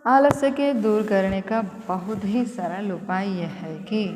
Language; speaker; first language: Hindi; non-native, local second language; Telugu